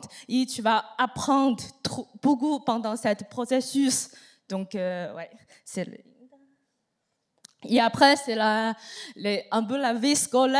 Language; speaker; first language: French; non-native, learner; Chinese